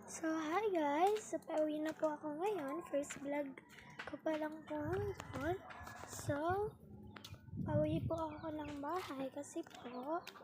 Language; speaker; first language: Filipino; non-native, local second language; Waray